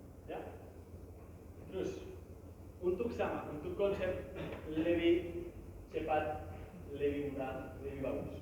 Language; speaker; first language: Indonesian; non-native, learner; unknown